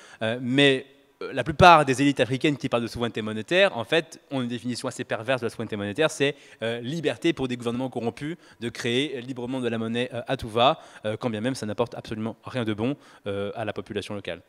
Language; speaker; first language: French; native; French